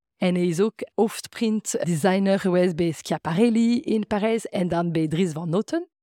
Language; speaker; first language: Dutch; non-native, fluent; French